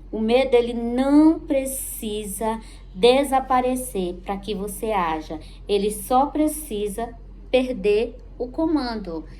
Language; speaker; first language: Portuguese; native; Portuguese